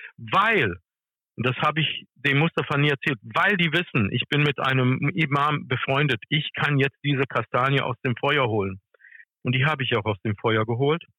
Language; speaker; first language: German; early bilingual, other home language; English